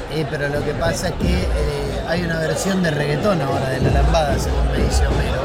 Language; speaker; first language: Spanish; native; Spanish